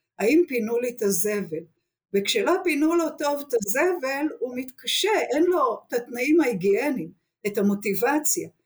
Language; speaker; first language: Hebrew; native; Hebrew